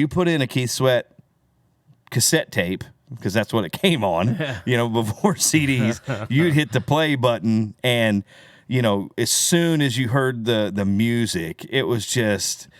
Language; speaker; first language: English; native; English